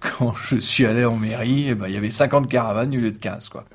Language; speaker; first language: French; native; French